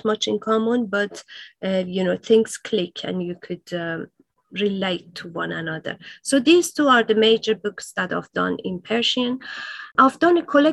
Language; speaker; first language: English; non-native, fluent; Persian